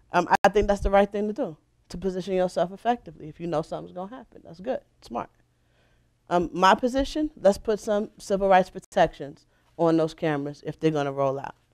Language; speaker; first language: English; native; English